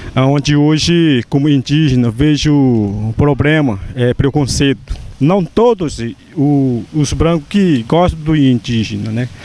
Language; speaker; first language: Portuguese; non-native, local second language; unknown